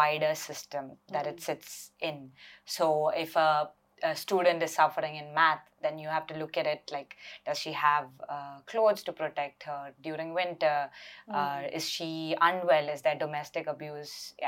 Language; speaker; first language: English; non-native, local second language; Malayalam